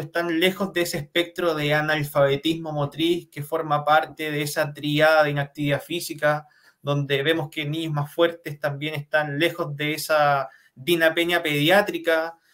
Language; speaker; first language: Spanish; native; Spanish